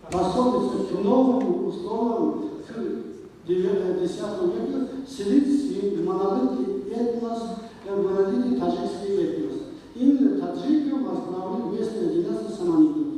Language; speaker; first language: Russian; non-native, local second language; Tajik